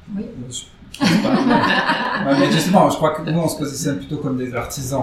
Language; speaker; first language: French; native; French